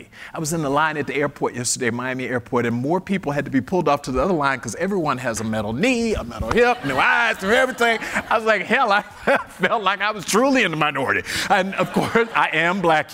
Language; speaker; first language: English; native; English